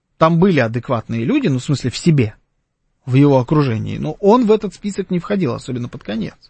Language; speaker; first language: Russian; native; Russian